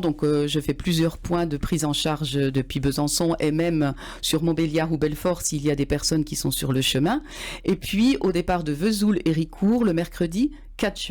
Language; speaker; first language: French; native; French